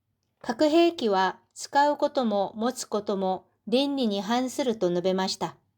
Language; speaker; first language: Japanese; non-native, fluent; Korean